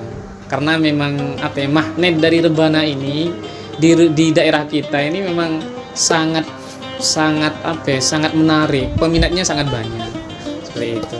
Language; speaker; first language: Indonesian; non-native, local second language; Madurese